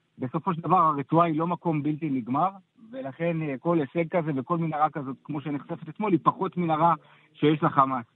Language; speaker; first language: Hebrew; native; Hebrew